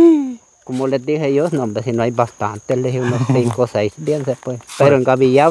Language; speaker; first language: Spanish; native; Spanish